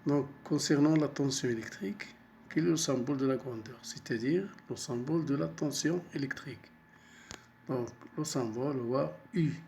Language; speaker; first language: French; non-native, local second language; Arabic